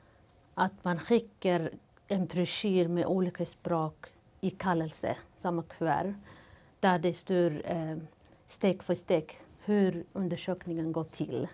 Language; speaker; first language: Swedish; non-native, fluent; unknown